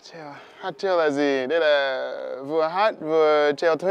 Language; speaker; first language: Vietnamese; non-native, fluent; English